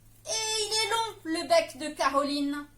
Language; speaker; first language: French; native; French